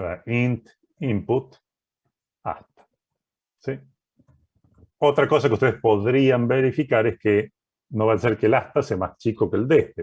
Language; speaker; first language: Spanish; native; Spanish